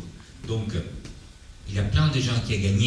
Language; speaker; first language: French; non-native, fluent; Italian